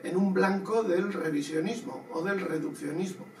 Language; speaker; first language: Spanish; non-native, local second language; Basque